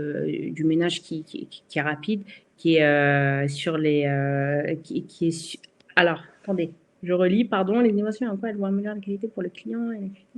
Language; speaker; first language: French; native; French